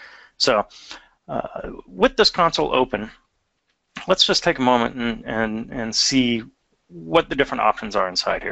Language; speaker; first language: English; native; English